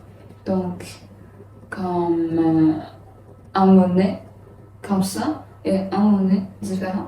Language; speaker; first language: French; non-native, learner; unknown